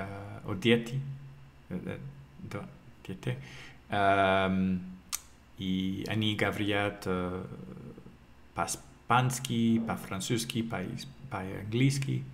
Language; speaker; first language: Russian; non-native, learner; English